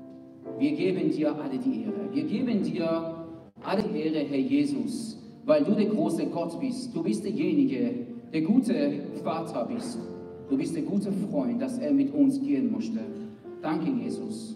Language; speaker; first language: German; non-native, fluent; Persian